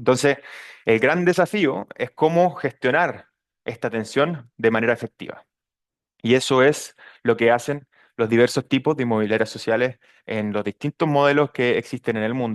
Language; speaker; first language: Spanish; native; Spanish